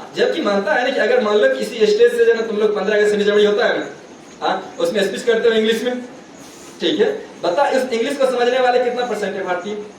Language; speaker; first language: Hindi; native; Hindi